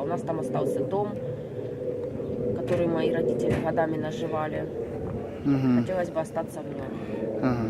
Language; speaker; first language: Russian; native; Russian